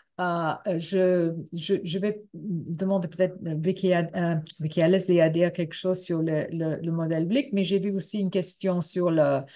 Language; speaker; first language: French; non-native, fluent; English